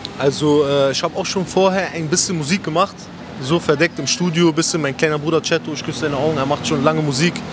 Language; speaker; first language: German; native; German